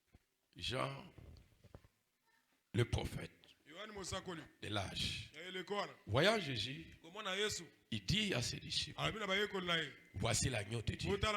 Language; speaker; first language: French; non-native, local second language; Lingala